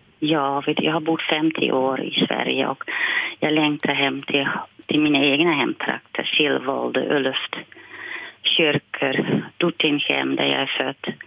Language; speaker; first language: Swedish; non-native, fluent; Dutch